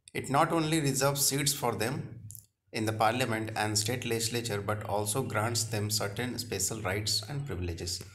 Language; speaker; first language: Hindi; native; Hindi